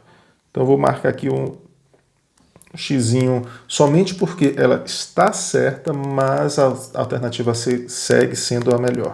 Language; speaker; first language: Portuguese; native; Portuguese